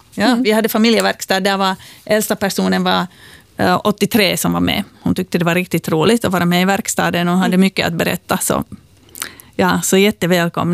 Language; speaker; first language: Swedish; native; Swedish